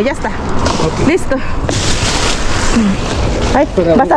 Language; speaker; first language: Spanish; non-native, learner; Filipino